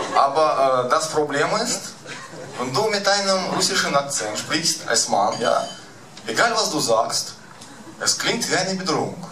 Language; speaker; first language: German; early bilingual, other home language; Russian